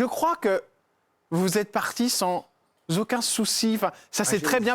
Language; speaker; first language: French; native; French